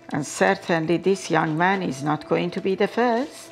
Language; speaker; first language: English; non-native, fluent; Persian